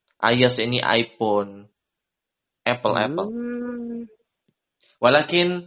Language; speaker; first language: Arabic; non-native, learner; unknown